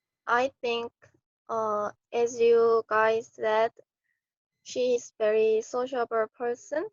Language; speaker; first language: English; non-native, learner; Korean